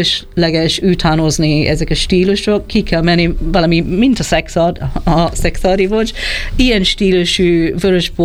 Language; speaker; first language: Hungarian; non-native, learner; English